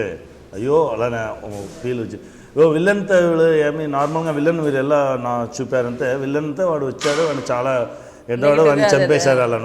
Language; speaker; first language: Telugu; non-native, local second language; Tamil